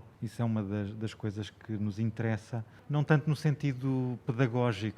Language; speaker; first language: Portuguese; native; Portuguese